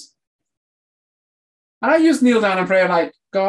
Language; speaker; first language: English; non-native, fluent; Spanish